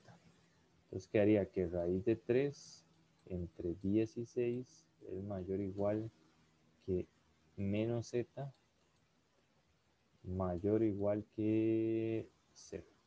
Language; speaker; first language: Spanish; native; Spanish